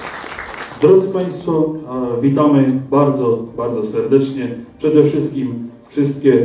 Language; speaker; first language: Polish; native; Polish